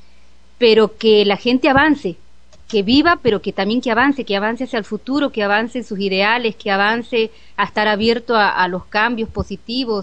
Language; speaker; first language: Spanish; native; Spanish